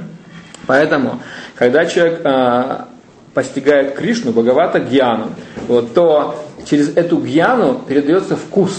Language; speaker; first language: Russian; native; Russian